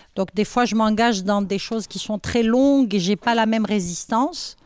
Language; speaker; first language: French; non-native, local second language; Arabic